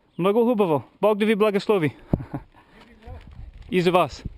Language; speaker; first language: Bulgarian; non-native, learner; English